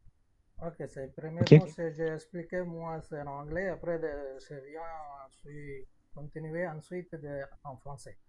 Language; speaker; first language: French; non-native, learner; Tamil